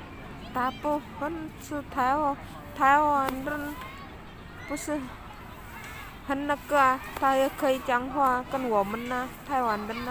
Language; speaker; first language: Chinese; non-native, learner; Javanese